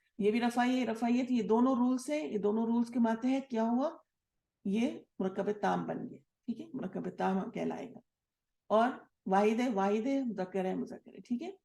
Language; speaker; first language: Urdu; native; Urdu